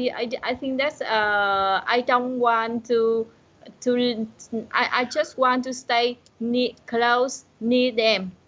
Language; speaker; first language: English; non-native, learner; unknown